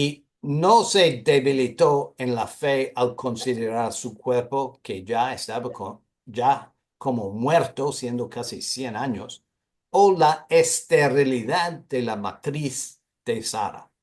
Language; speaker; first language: Spanish; non-native, fluent; English